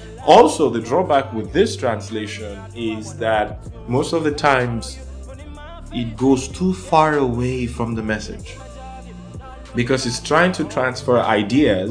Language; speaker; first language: English; non-native, local second language; Yoruba